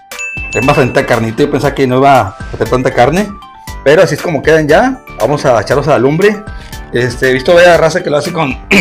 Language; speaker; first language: Spanish; native; Spanish